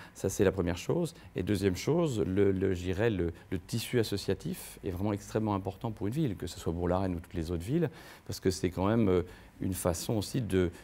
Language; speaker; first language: French; native; French